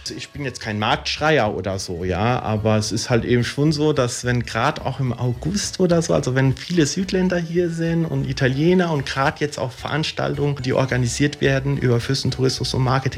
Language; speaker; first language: German; early bilingual, other home language; Italian